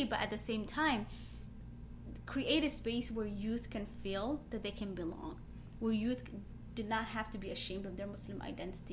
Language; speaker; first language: English; native; English